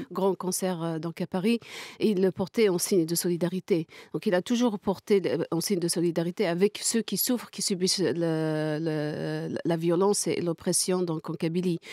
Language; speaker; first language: French; non-native, local second language; Kabyle